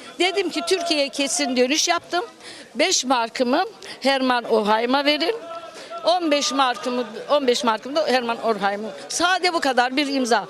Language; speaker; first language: Turkish; native; Turkish